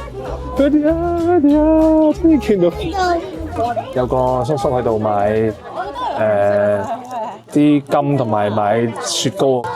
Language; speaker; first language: Cantonese; native; Cantonese